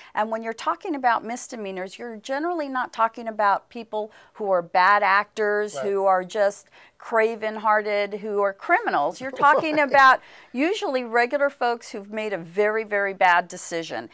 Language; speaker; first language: English; native; English